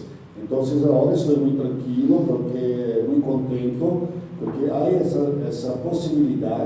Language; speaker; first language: Spanish; non-native, learner; Portuguese